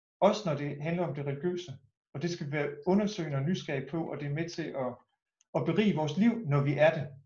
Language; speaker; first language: Danish; native; Danish